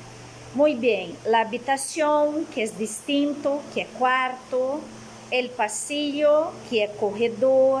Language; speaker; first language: Spanish; non-native, fluent; Portuguese